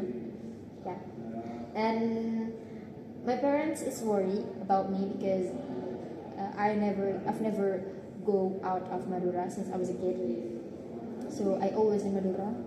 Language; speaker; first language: English; non-native, learner; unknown